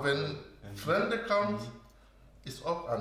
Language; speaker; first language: German; non-native, learner; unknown